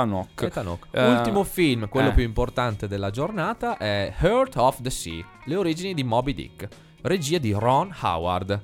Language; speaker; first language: Italian; native; Italian